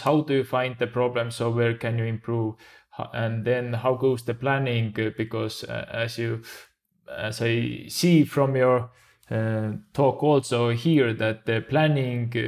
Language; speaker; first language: English; non-native, fluent; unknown